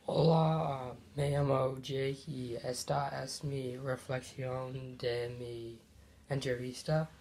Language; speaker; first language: Spanish; non-native, learner; English